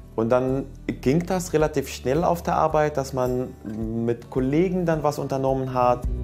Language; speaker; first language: German; non-native, fluent; Arabic